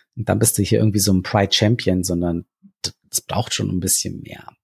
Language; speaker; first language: German; native; German